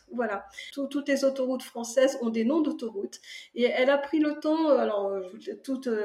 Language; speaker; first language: French; native; French